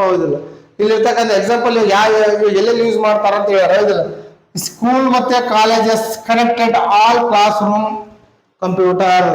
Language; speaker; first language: Kannada; native; Kannada